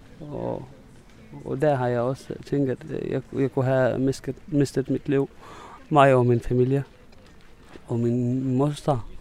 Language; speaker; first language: Danish; non-native, fluent; Arabic